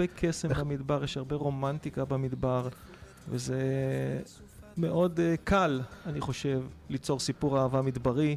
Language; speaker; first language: Hebrew; native; Hebrew